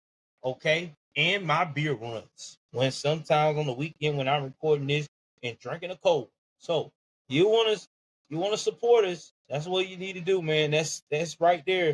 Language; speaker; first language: English; native; English